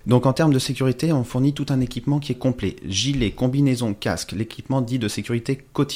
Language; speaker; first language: French; native; French